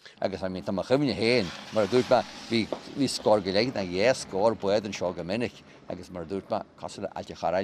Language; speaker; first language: Irish; native; Irish